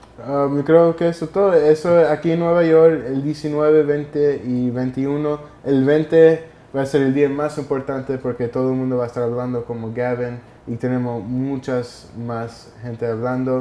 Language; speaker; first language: Spanish; early bilingual, heritage; Spanish